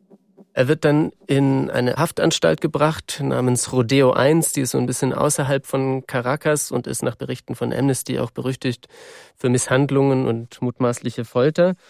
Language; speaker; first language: German; native; German